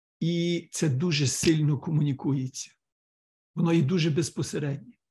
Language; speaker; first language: Ukrainian; early bilingual, heritage; Ukrainian